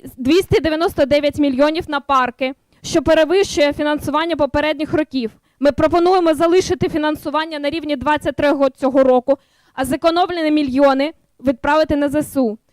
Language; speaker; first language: Ukrainian; native; Ukrainian